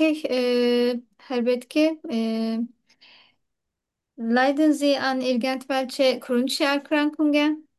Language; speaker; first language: German; non-native, learner; Turkish